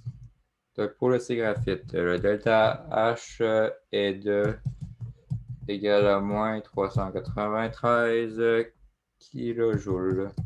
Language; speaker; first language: French; native; French